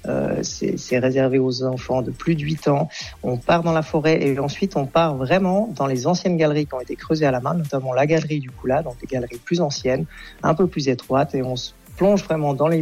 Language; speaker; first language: French; native; French